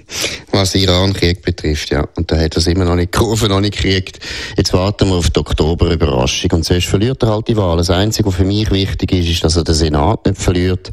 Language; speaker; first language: German; native; German